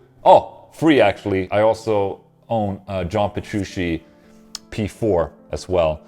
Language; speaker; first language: English; non-native, fluent; Swedish